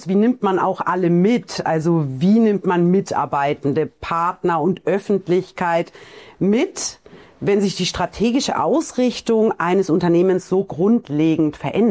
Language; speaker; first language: German; native; German